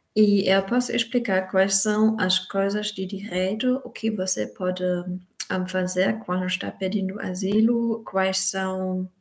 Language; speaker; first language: Portuguese; non-native, fluent; German